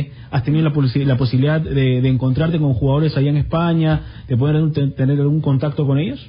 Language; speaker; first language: Spanish; native; Spanish